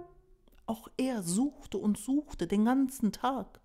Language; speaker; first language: German; native; German